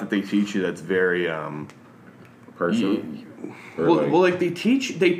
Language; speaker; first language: English; native; English